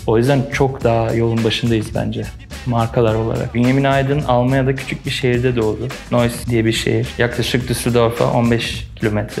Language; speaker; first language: Turkish; early bilingual, heritage; Turkish